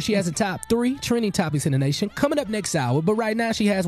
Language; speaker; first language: English; native; English